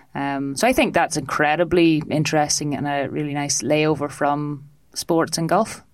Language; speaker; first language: English; native; English